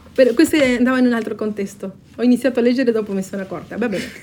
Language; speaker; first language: Italian; non-native, fluent; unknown